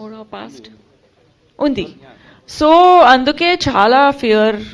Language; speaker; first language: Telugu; non-native, learner; Hindi